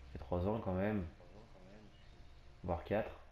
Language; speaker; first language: French; native; French